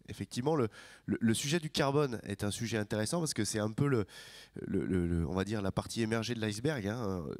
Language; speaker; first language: French; native; French